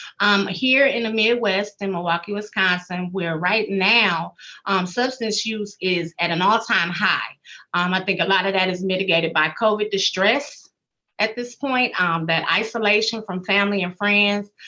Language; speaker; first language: English; native; English